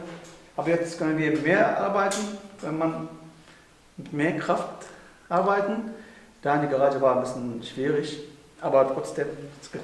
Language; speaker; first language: German; non-native, learner; Arabic